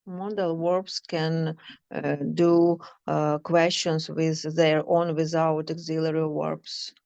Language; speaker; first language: English; non-native, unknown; Ukrainian